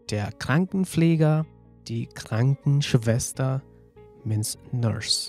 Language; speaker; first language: German; non-native, fluent; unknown